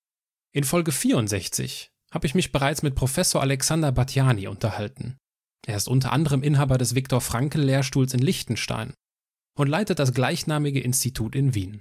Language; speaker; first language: German; native; German